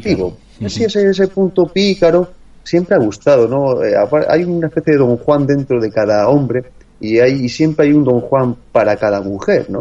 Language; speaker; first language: Spanish; native; Spanish